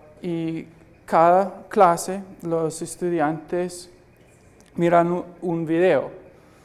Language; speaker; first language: Spanish; non-native, fluent; English